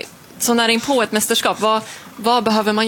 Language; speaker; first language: Swedish; native; Swedish